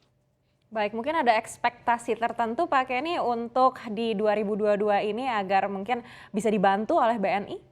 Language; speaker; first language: Indonesian; native; Indonesian